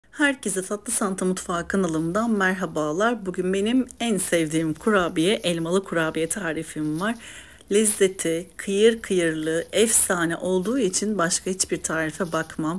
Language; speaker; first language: Turkish; native; Turkish